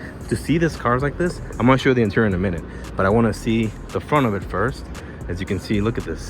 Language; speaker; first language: English; native; English